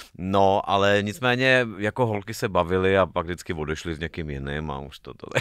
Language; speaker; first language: Czech; native; Czech